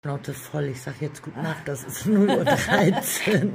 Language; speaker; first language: German; native; German